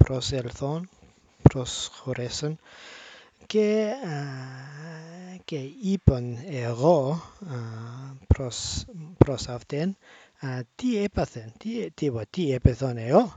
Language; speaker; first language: Greek; non-native, learner; English